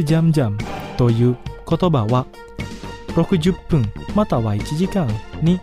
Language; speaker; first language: Japanese; non-native, fluent; Indonesian